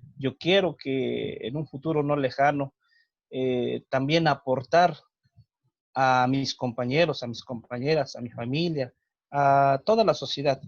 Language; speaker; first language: Spanish; non-native, local second language; Nahuatl languages